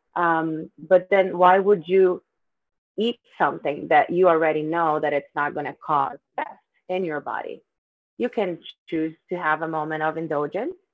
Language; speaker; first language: English; non-native, fluent; Portuguese